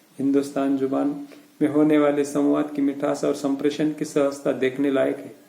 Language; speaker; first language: Hindi; non-native, local second language; Marathi